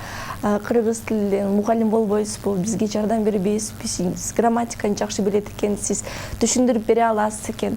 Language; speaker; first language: Kyrgyz; non-native, local second language; Russian